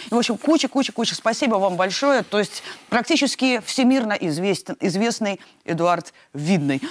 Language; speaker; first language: Russian; native; Russian